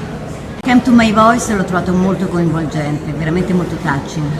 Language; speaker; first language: Italian; native; Italian